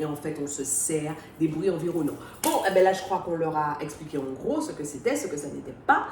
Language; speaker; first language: French; native; French